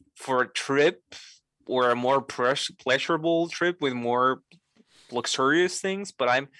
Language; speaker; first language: English; non-native, fluent; Spanish